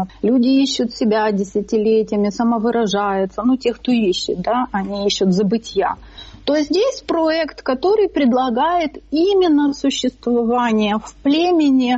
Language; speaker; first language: Russian; native; Russian